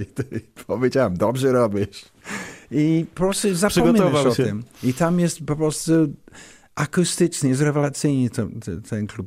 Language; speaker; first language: Polish; non-native, learner; English